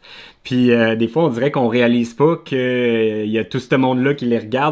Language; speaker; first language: French; native; French